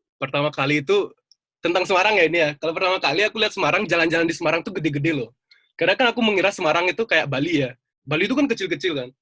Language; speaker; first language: Indonesian; native; Indonesian